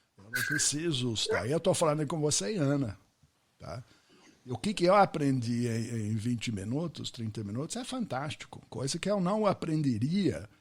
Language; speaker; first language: Portuguese; non-native, fluent; English